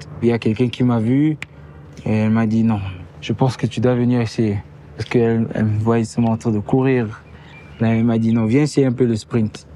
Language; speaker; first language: French; early bilingual, heritage; Lingala